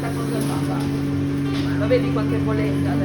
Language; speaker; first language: Italian; native; Italian